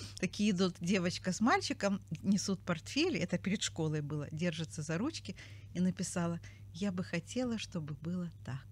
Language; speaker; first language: Russian; native; Russian